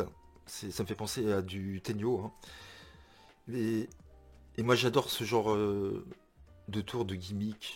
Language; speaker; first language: French; native; French